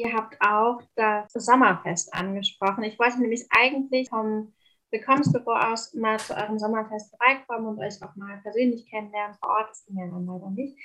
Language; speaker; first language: German; native; German